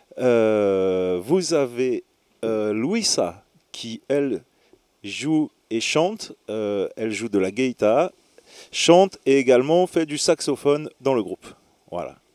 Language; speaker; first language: French; native; French